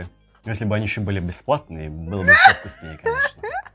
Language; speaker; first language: Russian; native; Russian